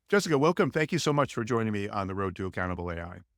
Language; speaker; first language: English; native; English